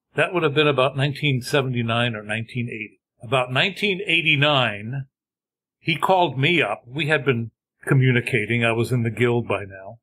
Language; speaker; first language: English; native; English